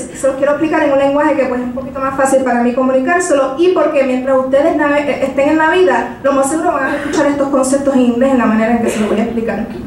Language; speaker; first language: Spanish; early bilingual, heritage; Spanish